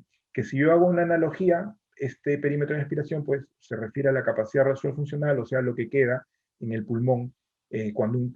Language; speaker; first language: Spanish; native; Spanish